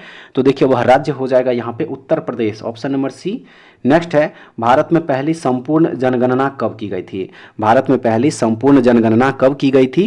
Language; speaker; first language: Hindi; native; Hindi